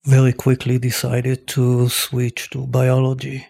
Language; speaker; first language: English; non-native, fluent; Hebrew